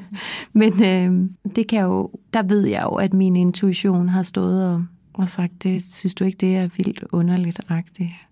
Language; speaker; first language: Danish; native; Danish